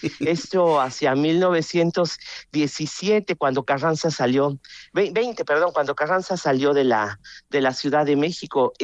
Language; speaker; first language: Spanish; native; Spanish